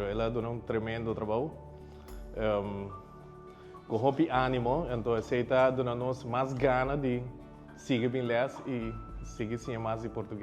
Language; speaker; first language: Portuguese; non-native, learner; Papiamento